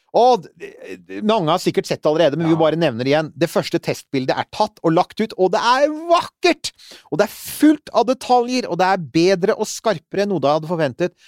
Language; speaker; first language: Norwegian; native; Norwegian